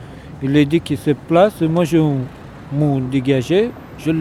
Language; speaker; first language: French; non-native, learner; Romanian